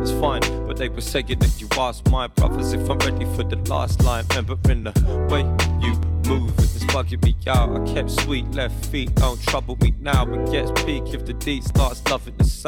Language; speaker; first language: English; native; English